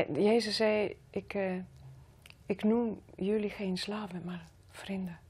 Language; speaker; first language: Dutch; non-native, fluent; Greek